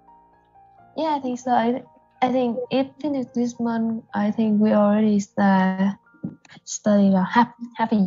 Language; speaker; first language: English; non-native, learner; Vietnamese